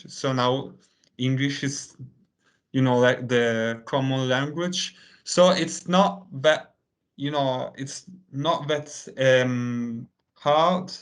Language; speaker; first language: English; non-native, fluent; Italian